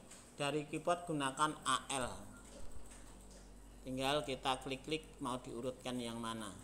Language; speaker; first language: Indonesian; native; Indonesian